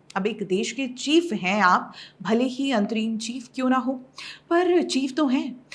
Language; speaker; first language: Hindi; native; Hindi